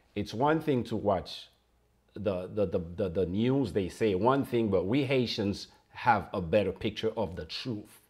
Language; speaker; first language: English; non-native, fluent; Haitian Creole